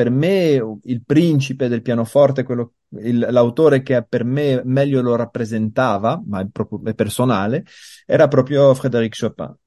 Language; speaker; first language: Italian; non-native, fluent; French